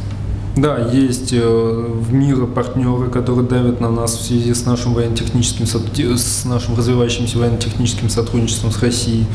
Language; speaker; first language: Russian; native; Russian